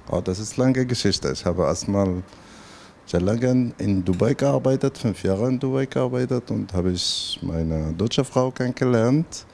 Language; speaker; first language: German; non-native, learner; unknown